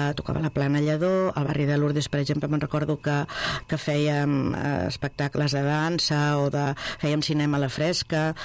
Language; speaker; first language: Catalan; non-native, local second language; Spanish